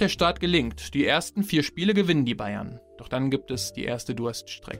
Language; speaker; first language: German; native; German